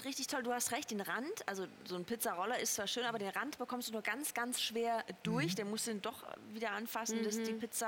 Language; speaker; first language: German; native; German